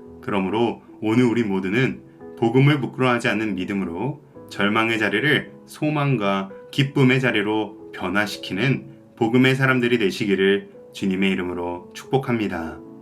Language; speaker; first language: Korean; native; Korean